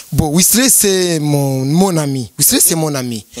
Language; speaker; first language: French; non-native, learner; Rundi